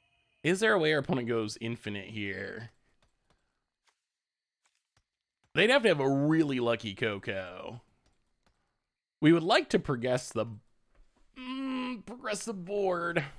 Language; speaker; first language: English; native; English